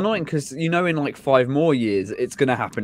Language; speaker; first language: English; native; English